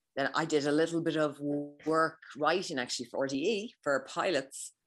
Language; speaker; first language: English; native; English